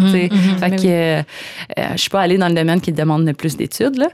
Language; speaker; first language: French; native; French